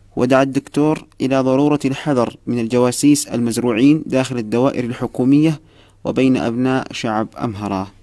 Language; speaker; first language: Arabic; non-native, fluent; Amharic